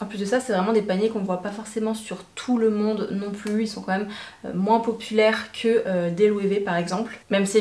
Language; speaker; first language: French; native; French